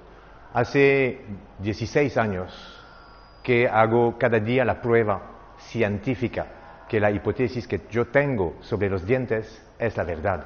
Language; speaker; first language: Spanish; non-native, learner; French